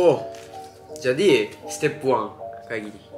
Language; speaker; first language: Indonesian; non-native, learner; Japanese